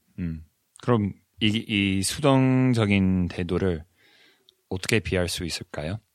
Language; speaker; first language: Korean; non-native, fluent; English